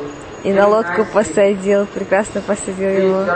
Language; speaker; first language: Russian; native; Russian